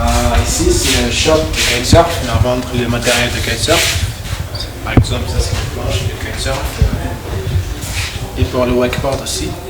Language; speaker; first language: French; non-native, learner; Malagasy